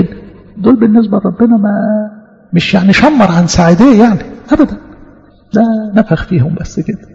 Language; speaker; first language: Arabic; native; Arabic